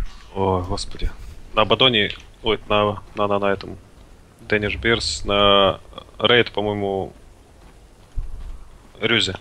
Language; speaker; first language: Russian; native; Russian